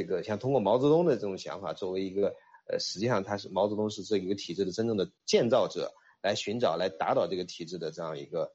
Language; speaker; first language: Chinese; native; Chinese